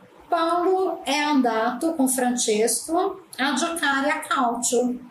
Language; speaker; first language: Italian; non-native, fluent; Portuguese